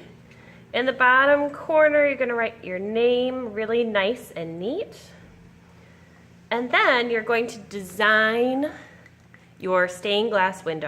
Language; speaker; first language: English; native; English